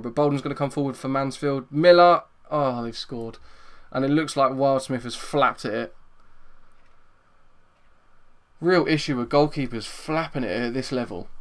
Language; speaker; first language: English; native; English